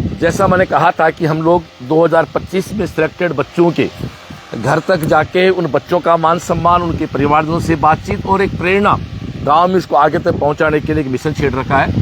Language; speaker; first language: Hindi; native; Hindi